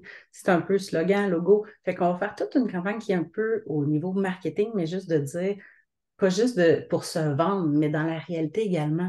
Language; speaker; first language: French; native; French